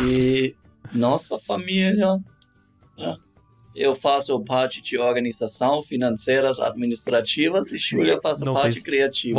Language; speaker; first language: Portuguese; non-native, learner; German